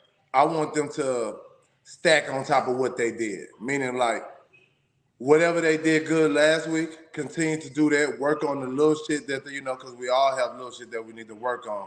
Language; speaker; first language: English; native; English